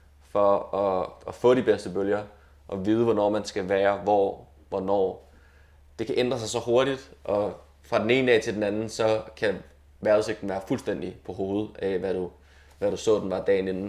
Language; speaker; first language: Danish; native; Danish